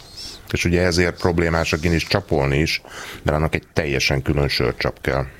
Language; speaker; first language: Hungarian; native; Hungarian